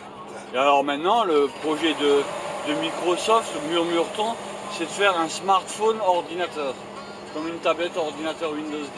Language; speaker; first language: French; native; French